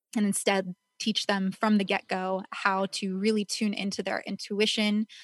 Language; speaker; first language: English; native; English